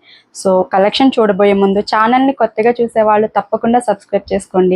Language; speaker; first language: Telugu; native; Telugu